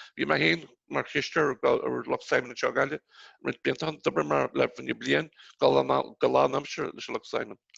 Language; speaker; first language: Irish; native; Irish